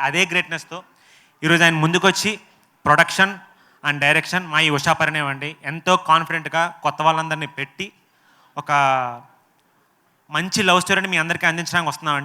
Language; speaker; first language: Telugu; native; Telugu